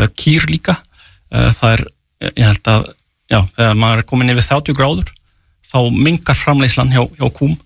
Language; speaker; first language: Icelandic; non-native, fluent; French